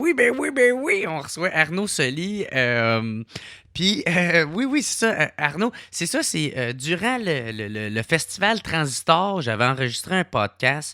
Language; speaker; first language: French; native; French